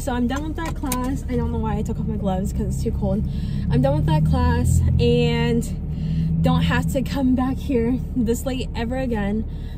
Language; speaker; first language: English; native; English